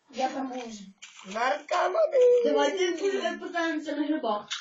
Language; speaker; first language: Ukrainian; native; Ukrainian